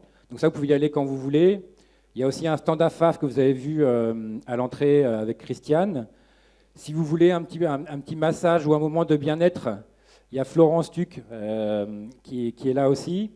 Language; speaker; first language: French; native; French